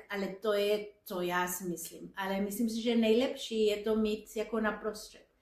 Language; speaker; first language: Czech; non-native, fluent; Spanish